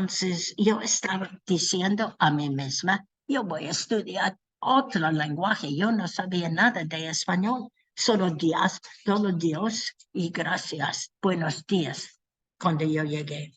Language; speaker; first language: Spanish; non-native, learner; English